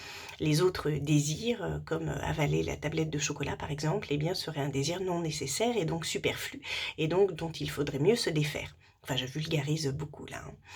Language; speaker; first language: French; native; French